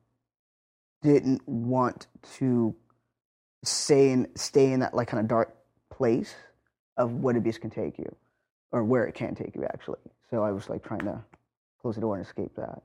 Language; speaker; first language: English; native; English